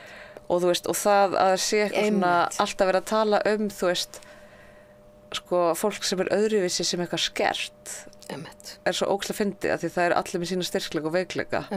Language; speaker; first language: Icelandic; native; Icelandic